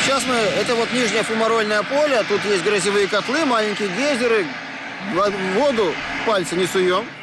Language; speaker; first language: Russian; native; Russian